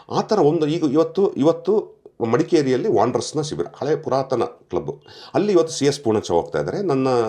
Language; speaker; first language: Kannada; non-native, local second language; Kodava